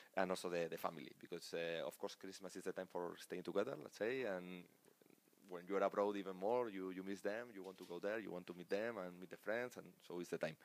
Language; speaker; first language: English; non-native, fluent; Spanish